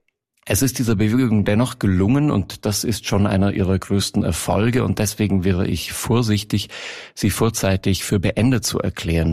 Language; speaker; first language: German; native; German